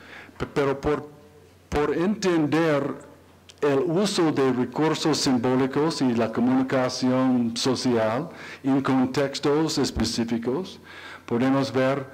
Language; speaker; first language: Spanish; non-native, learner; English